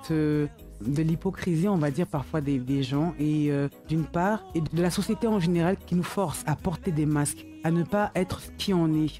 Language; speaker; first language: French; early bilingual, other home language; Lingala